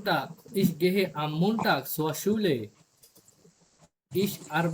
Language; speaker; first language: German; non-native, fluent; Bangla